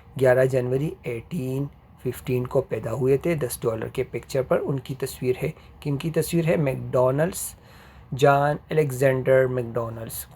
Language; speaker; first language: Urdu; native; Urdu